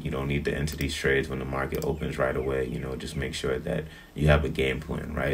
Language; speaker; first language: English; native; English